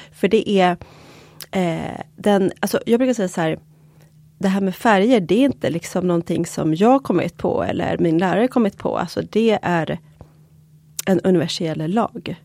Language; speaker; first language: Swedish; early bilingual, other home language; Polish